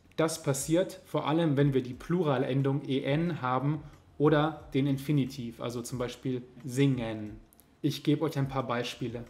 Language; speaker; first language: German; native; German